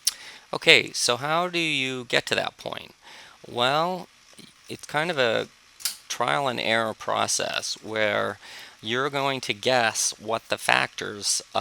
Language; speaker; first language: English; native; English